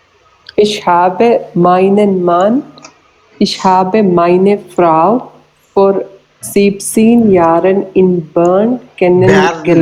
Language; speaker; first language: German; non-native, learner; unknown